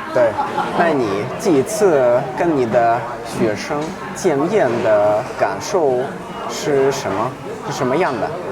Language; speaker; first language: Chinese; non-native, learner; Russian